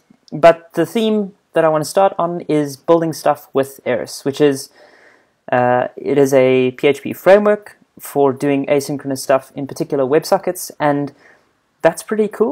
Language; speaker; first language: English; native; English